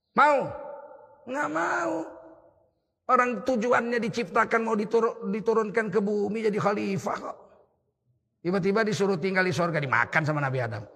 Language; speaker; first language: Indonesian; native; Indonesian